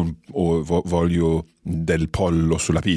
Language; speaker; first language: Italian; non-native, fluent; English